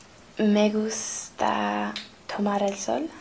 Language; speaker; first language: Spanish; non-native, learner; English